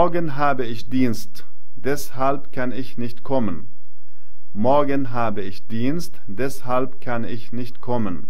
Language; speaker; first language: German; non-native, fluent; Arabic